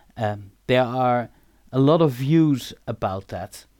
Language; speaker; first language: English; non-native, fluent; Dutch